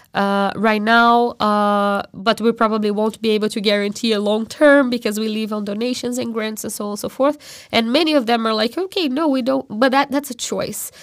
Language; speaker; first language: English; non-native, fluent; Portuguese